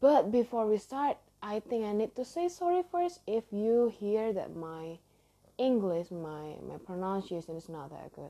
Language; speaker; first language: English; non-native, learner; Indonesian